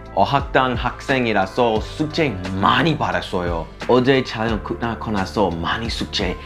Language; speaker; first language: Korean; non-native, learner; English